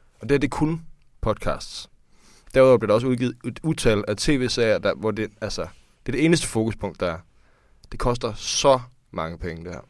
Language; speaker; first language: Danish; native; Danish